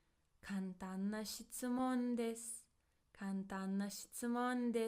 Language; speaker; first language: Japanese; non-native, fluent; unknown